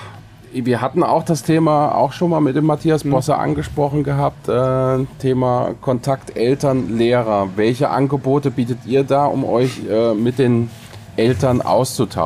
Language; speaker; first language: German; native; German